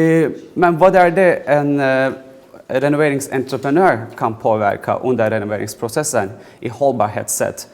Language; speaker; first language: Swedish; non-native, fluent; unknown